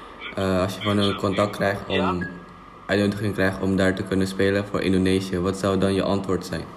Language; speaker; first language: Dutch; non-native, fluent; Indonesian